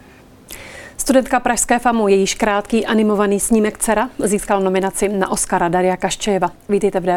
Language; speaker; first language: Czech; native; Czech